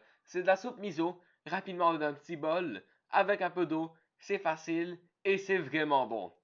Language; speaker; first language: French; native; French